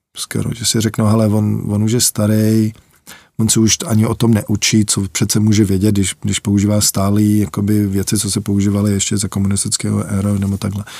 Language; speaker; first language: Czech; early bilingual, heritage; Czech